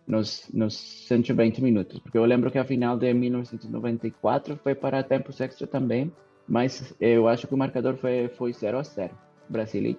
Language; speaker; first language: Portuguese; non-native, fluent; Spanish